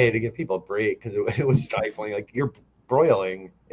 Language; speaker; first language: English; native; English